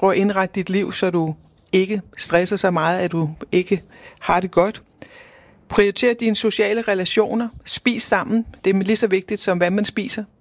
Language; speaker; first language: Danish; native; Danish